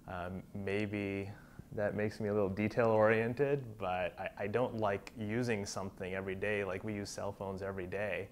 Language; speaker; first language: English; native; English